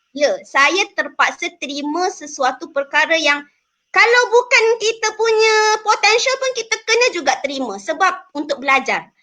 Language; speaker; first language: Malay; early bilingual, heritage; Malay